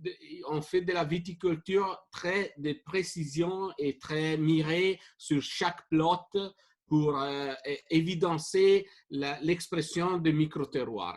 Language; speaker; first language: French; non-native, fluent; Italian